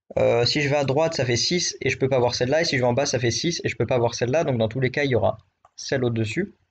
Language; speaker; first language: French; native; French